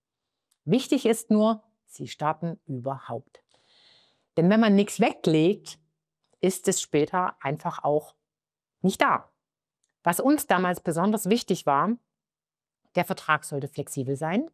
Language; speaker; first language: German; native; German